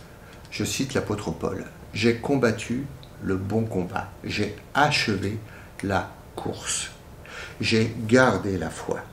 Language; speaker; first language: French; native; French